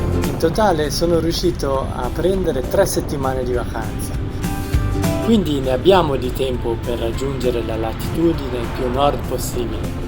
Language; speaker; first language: Italian; native; Italian